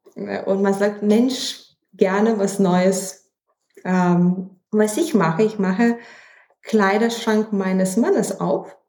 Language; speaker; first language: German; non-native, fluent; Lithuanian